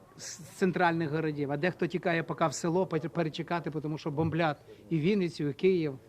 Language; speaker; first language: Ukrainian; native; Ukrainian